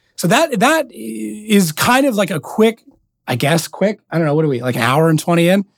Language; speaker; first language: English; native; English